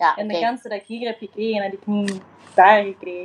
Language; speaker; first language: Dutch; native; Dutch